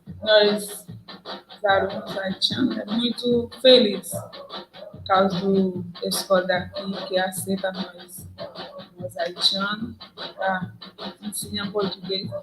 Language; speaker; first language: Portuguese; non-native, learner; Haitian Creole